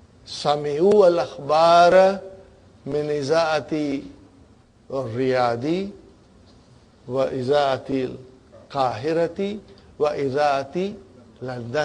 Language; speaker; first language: Arabic; non-native, fluent; English